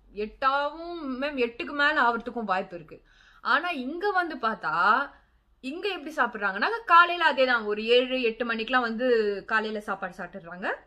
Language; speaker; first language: Tamil; early bilingual, heritage; Tamil